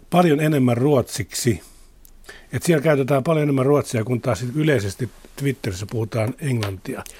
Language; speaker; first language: Finnish; native; Finnish